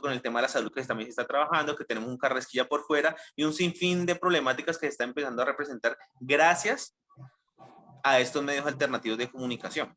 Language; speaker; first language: Spanish; native; Spanish